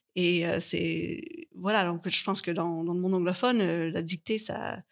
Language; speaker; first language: French; native; French